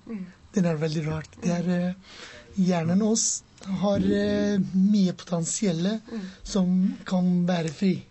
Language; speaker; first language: Norwegian; non-native, learner; Persian